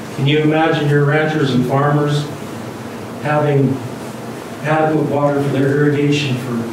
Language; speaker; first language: English; native; English